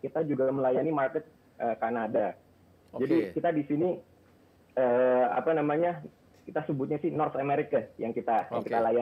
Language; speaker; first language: Indonesian; native; Indonesian